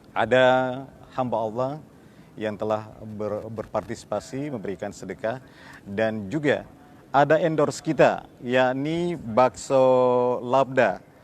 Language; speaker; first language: Indonesian; native; Indonesian